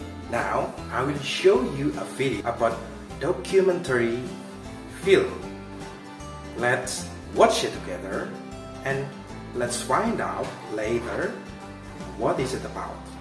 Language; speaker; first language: English; non-native, fluent; Indonesian